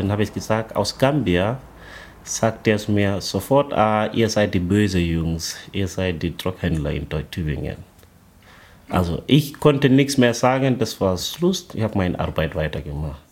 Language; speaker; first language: German; non-native, learner; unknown